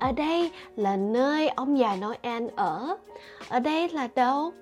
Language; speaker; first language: Vietnamese; early bilingual, heritage; Vietnamese